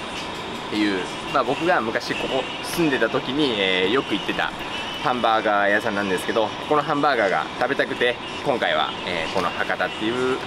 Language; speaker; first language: Japanese; native; Japanese